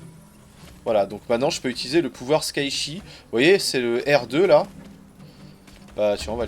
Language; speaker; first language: French; native; French